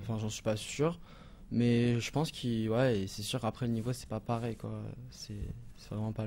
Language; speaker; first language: French; native; French